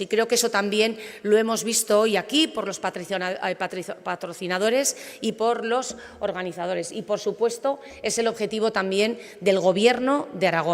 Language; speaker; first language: Spanish; native; Spanish